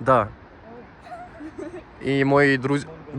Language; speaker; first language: Russian; non-native, learner; Urdu